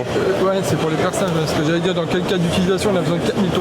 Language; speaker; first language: French; native; French